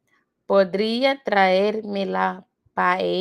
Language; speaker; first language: Spanish; non-native, learner; English